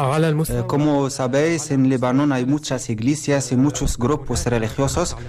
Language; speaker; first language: Spanish; non-native, learner; Arabic